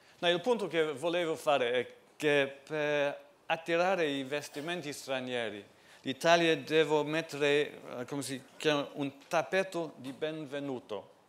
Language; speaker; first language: Italian; non-native, fluent; English